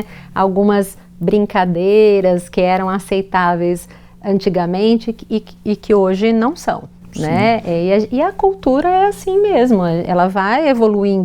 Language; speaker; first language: Portuguese; native; Portuguese